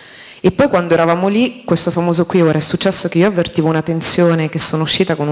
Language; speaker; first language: Italian; native; Italian